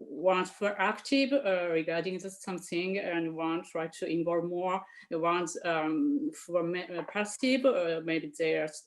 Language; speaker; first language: English; non-native, fluent; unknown